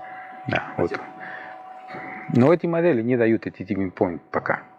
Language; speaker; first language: Russian; non-native, fluent; Spanish